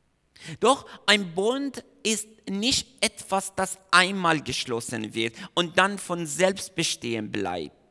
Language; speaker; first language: German; non-native, fluent; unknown